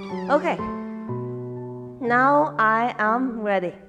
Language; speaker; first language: English; non-native, fluent; Japanese